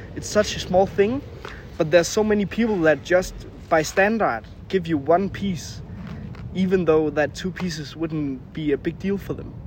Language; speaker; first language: English; non-native, fluent; Danish